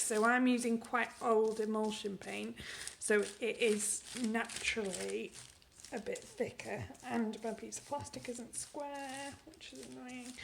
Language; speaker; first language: English; native; English